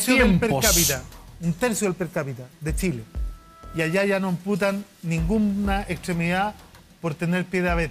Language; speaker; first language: Spanish; native; Spanish